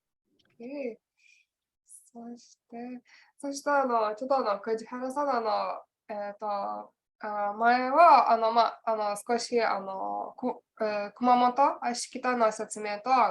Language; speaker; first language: Japanese; non-native, learner; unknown